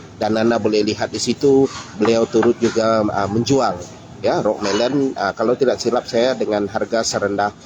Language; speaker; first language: Malay; non-native, local second language; Iban